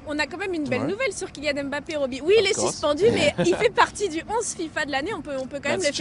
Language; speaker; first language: French; native; French